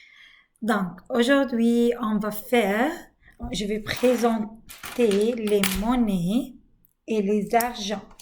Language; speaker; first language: French; non-native, fluent; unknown